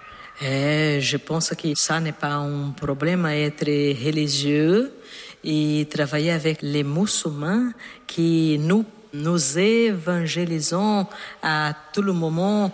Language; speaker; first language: French; non-native, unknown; Portuguese